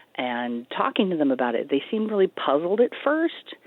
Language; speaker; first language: English; native; English